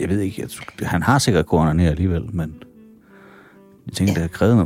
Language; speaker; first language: Danish; native; Danish